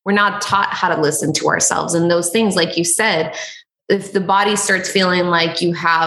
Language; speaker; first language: English; native; English